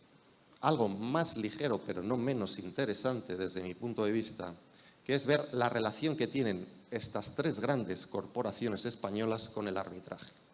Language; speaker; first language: Spanish; native; Spanish